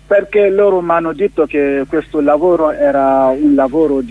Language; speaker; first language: Italian; non-native, learner; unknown